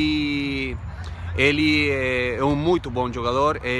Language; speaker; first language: Portuguese; non-native, fluent; Spanish